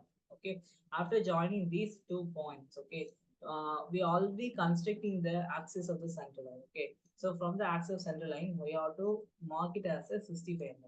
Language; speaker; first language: English; non-native, local second language; Tamil